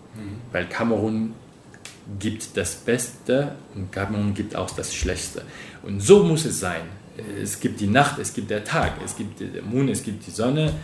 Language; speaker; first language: German; non-native, fluent; French